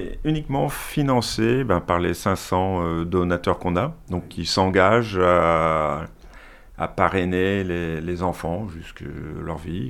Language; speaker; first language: French; native; French